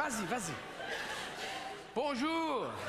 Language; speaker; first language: French; non-native, learner; English